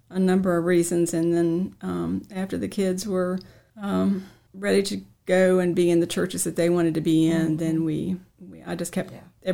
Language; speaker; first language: English; native; English